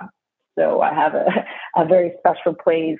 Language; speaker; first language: English; non-native, fluent; Spanish